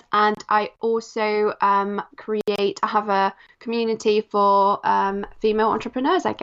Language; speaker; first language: English; early bilingual, other home language; Polish